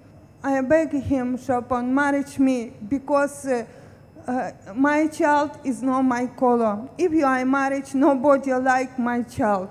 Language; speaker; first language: English; non-native, learner; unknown